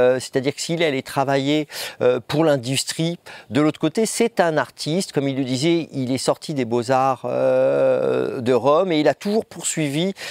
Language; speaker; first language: French; native; French